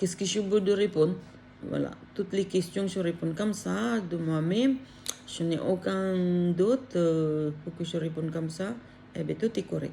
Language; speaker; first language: French; non-native, learner; Filipino